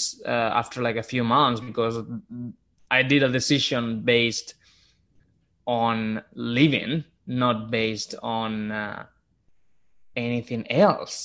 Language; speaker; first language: English; non-native, fluent; Spanish